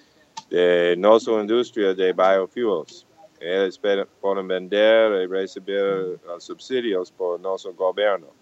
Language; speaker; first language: Portuguese; non-native, fluent; English